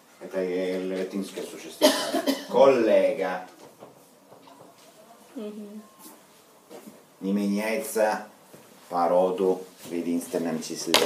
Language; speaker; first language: Russian; non-native, fluent; Italian